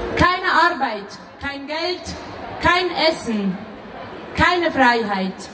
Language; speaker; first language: German; non-native, fluent; Persian